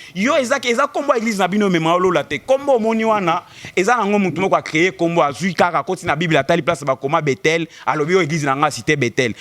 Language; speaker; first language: Lingala; native; Lingala